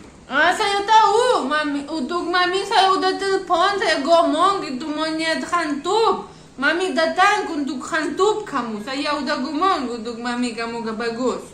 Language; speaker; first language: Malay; non-native, learner; Russian